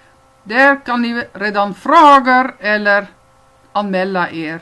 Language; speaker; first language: Swedish; non-native, fluent; Dutch